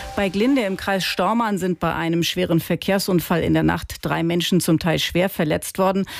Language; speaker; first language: German; native; German